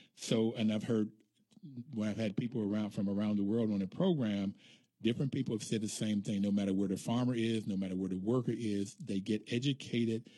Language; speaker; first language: English; native; English